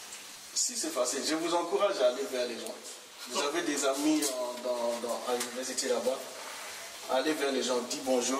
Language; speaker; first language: French; non-native, fluent; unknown